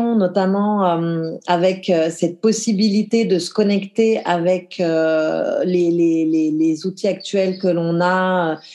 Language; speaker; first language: French; native; French